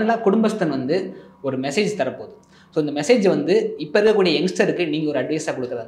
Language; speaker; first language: Tamil; native; Tamil